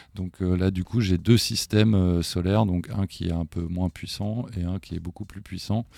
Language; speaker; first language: French; non-native, fluent; German